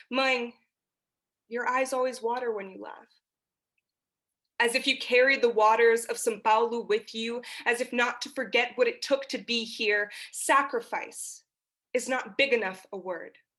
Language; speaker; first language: English; early bilingual, other home language; Portuguese